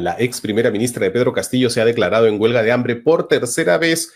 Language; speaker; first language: Spanish; native; Spanish